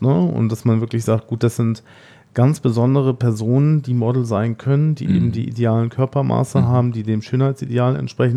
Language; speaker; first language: German; native; German